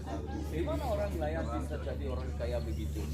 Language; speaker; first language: Indonesian; non-native, fluent; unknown